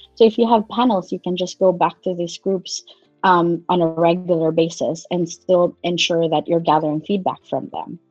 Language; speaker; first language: English; non-native, local second language; Cebuano